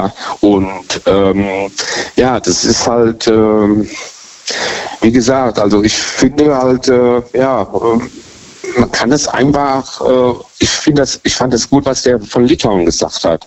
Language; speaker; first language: German; native; German